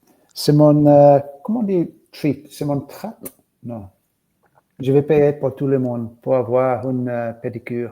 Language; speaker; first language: French; non-native, learner; English